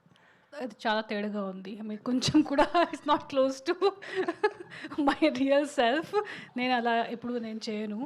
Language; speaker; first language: Telugu; non-native, fluent; Hindi